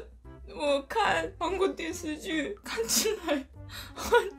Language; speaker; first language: Chinese; non-native, fluent; Korean